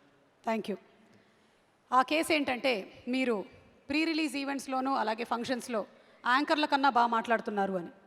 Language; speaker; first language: Telugu; native; Telugu